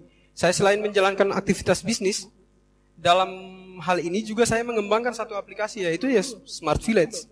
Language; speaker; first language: Indonesian; native; Indonesian